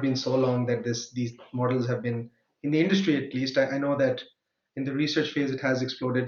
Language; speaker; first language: English; non-native, local second language; Urdu